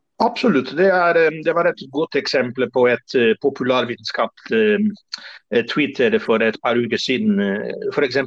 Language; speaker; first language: Norwegian; non-native, fluent; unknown